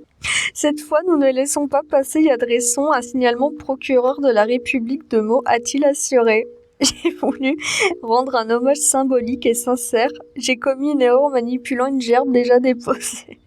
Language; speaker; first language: French; native; French